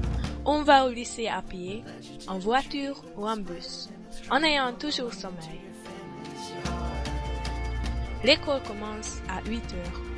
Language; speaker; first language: French; non-native, learner; Hungarian